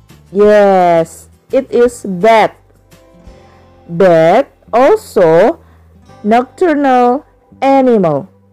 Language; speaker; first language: English; non-native, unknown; Indonesian